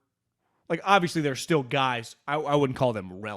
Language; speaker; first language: English; native; English